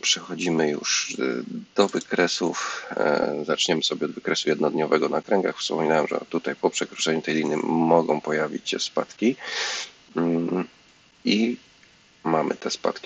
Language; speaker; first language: Polish; native; Polish